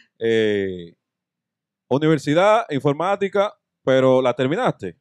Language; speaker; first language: Spanish; native; Spanish